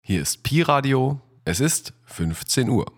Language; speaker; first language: German; native; German